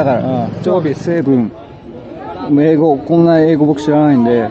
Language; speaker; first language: Japanese; native; Japanese